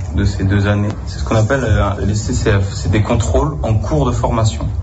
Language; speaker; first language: French; non-native, fluent; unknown